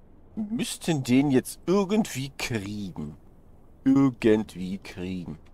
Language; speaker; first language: German; native; German